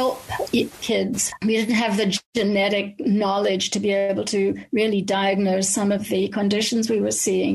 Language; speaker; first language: English; native; English